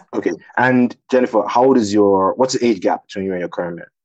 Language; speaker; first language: English; non-native, local second language; Yoruba